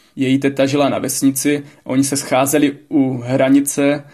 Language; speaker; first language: Czech; native; Czech